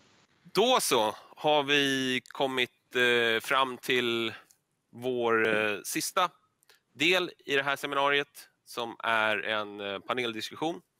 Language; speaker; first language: Swedish; native; Swedish